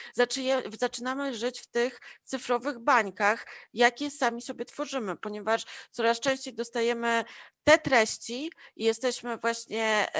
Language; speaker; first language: Polish; native; Polish